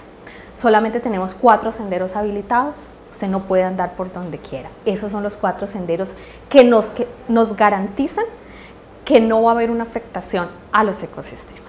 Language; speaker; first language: Spanish; native; Spanish